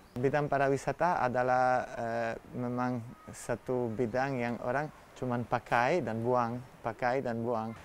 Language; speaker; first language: Indonesian; non-native, learner; Italian